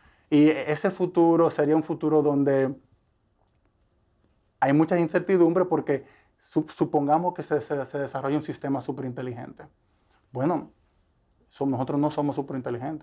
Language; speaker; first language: Spanish; native; Spanish